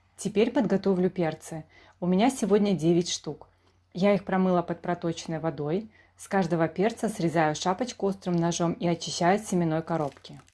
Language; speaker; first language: Russian; native; Russian